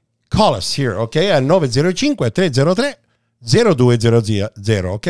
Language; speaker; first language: English; early bilingual, other home language; Italian